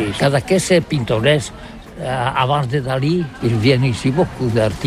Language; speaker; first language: French; non-native, learner; Catalan